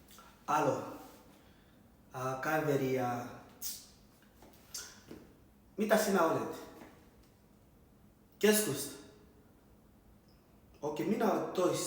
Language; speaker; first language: Finnish; non-native, learner; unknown